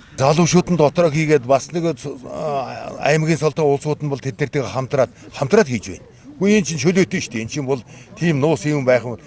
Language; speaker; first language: Mongolian; non-native, local second language; Kazakh